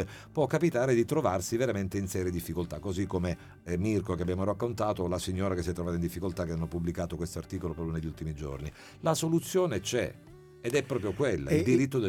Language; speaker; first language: Italian; native; Italian